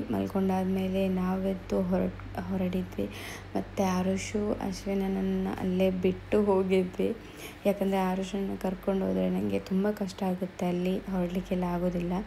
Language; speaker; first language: Kannada; non-native, local second language; Tulu